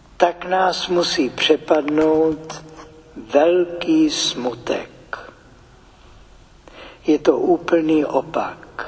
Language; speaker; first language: Czech; native; Czech